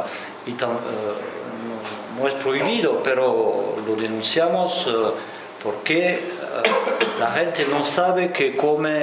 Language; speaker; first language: Spanish; non-native, fluent; French